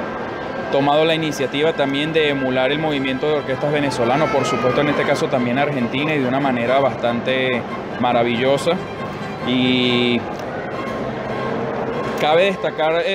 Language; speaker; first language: Spanish; native; Spanish